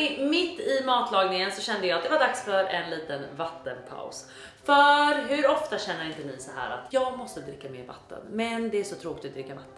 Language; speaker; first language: Swedish; native; Swedish